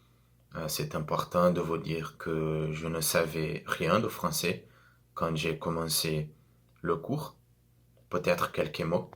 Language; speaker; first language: French; non-native, fluent; Portuguese